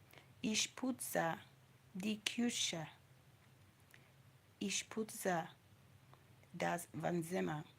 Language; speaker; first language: German; non-native, learner; English